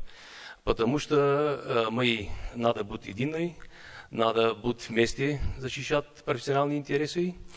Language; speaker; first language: Russian; non-native, learner; Bulgarian